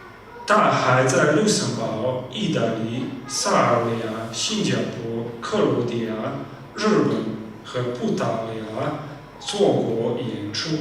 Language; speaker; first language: Chinese; non-native, fluent; Slovenian